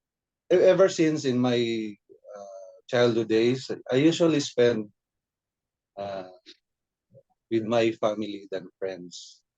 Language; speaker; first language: English; non-native, learner; Cebuano